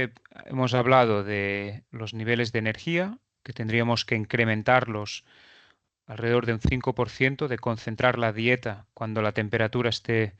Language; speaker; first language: Spanish; non-native, fluent; English